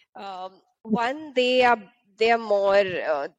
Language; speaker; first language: English; non-native, local second language; Hindi